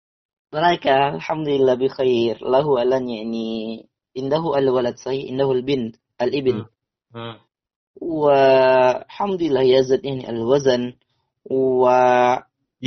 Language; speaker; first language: Arabic; non-native, learner; Indonesian